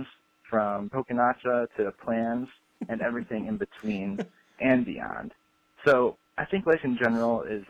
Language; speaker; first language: English; native; English